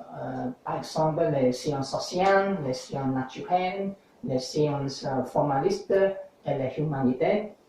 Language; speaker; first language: French; non-native, learner; English